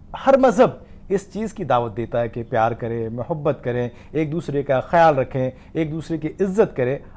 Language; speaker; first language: Hindi; native; Hindi